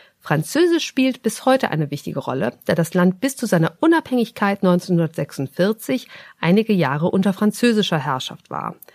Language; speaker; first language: German; native; German